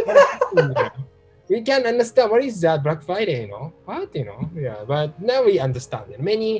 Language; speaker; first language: English; non-native, learner; Japanese